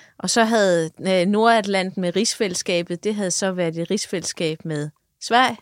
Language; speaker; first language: Danish; native; Danish